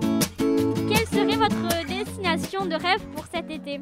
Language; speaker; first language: French; native; French